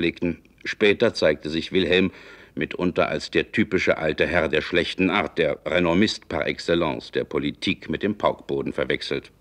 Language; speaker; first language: German; native; German